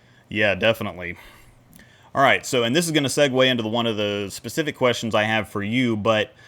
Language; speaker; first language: English; native; English